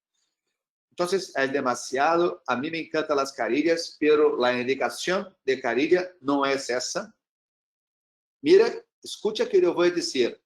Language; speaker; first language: Spanish; non-native, learner; Portuguese